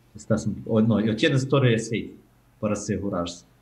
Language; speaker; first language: Spanish; non-native, learner; Ukrainian